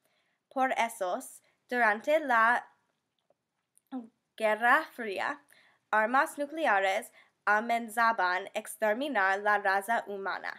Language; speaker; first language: Spanish; non-native, learner; English